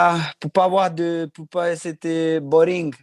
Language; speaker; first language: French; non-native, learner; Italian